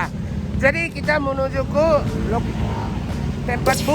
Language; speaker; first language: Indonesian; non-native, fluent; Japanese